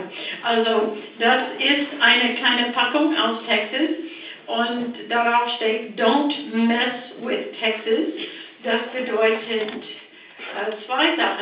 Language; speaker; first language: German; non-native, fluent; English